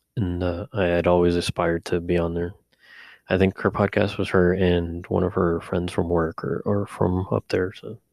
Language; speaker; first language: English; early bilingual, other home language; Spanish